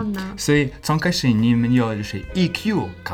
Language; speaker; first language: Chinese; non-native, learner; English